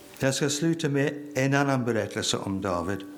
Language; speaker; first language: Swedish; non-native, fluent; English